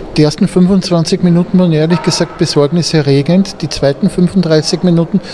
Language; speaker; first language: German; native; German